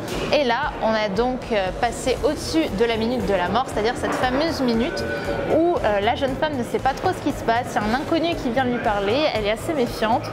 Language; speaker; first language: French; native; French